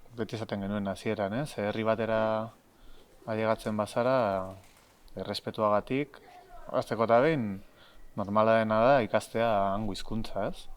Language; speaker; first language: Basque; non-native, local second language; Spanish